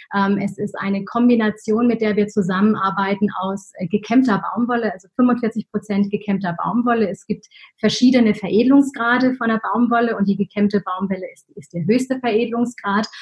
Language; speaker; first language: German; early bilingual, other home language; Arabic